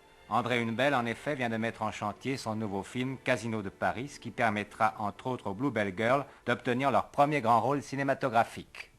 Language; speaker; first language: French; native; French